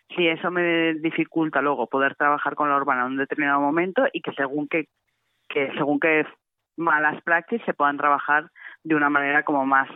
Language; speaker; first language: Spanish; non-native, local second language; Catalan